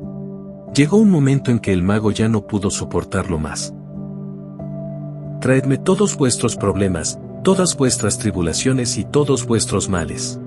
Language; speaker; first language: Spanish; native; Spanish